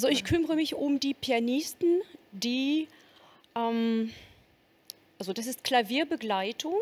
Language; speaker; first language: German; non-native, fluent; French